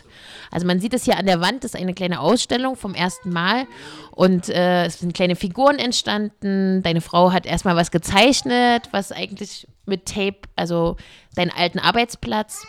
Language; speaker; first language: German; native; German